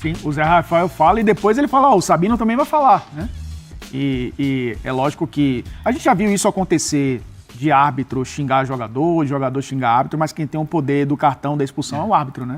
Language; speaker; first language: Portuguese; native; Portuguese